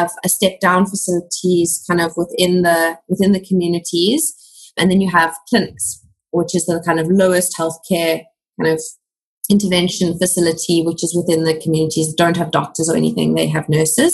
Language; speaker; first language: English; native; English